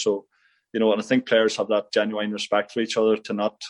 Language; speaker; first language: English; native; English